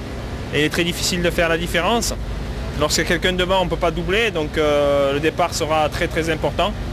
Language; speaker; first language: French; native; French